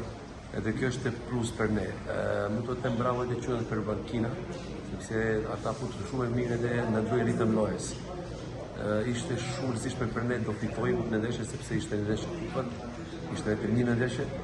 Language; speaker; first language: Albanian; non-native, learner; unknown